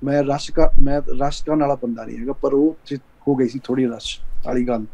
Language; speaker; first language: Punjabi; early bilingual, heritage; Punjabi